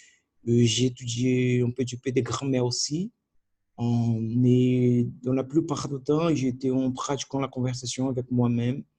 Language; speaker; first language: French; non-native, learner; Portuguese